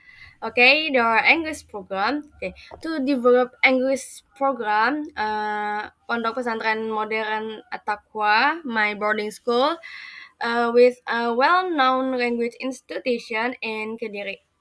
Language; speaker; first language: English; non-native, learner; Indonesian